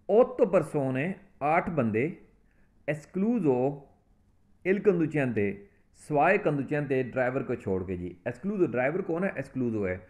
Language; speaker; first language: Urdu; non-native, local second language; Punjabi